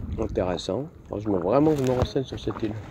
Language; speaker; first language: French; native; French